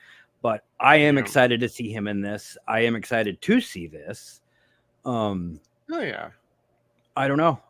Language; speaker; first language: English; native; English